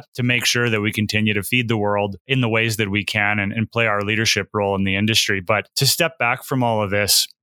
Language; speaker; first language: English; native; English